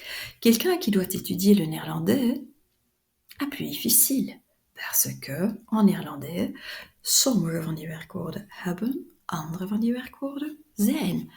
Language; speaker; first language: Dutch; non-native, local second language; French